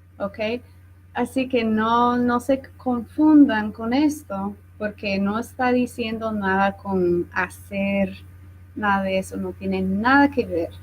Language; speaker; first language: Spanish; non-native, fluent; English